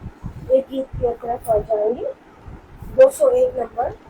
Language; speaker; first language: Hindi; native; Hindi